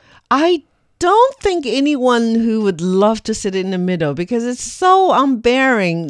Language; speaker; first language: English; non-native, fluent; Chinese